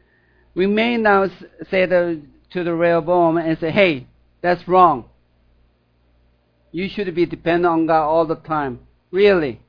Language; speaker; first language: English; non-native, fluent; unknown